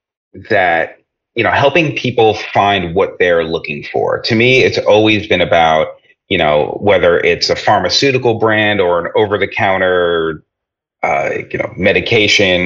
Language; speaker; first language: English; native; English